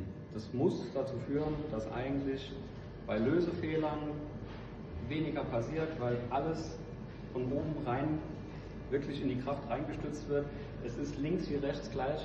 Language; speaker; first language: German; native; German